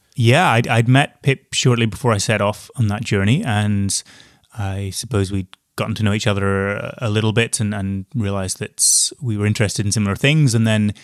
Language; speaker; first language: English; native; English